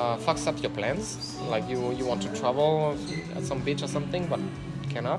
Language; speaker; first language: English; non-native, fluent; French